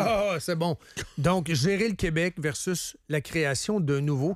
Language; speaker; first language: French; native; French